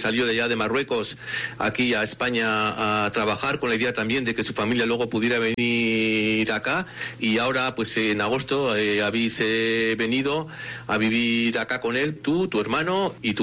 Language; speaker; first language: Spanish; native; Spanish